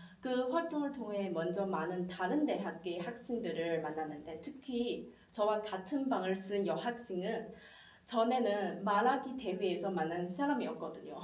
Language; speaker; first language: Korean; non-native, fluent; Chinese